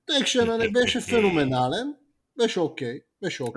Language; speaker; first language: Bulgarian; native; Bulgarian